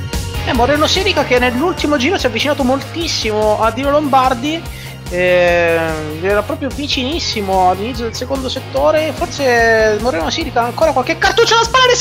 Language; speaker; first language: Italian; native; Italian